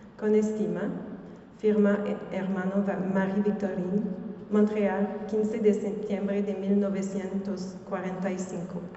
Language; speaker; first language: Spanish; non-native, learner; French